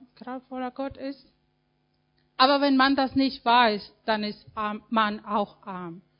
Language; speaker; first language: German; non-native, fluent; Spanish